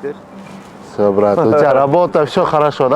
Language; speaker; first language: Russian; non-native, local second language; Kyrgyz